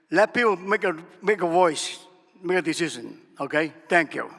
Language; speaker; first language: English; non-native, learner; Vietnamese